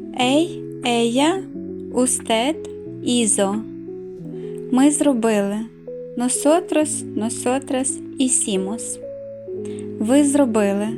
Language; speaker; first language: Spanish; non-native, fluent; Ukrainian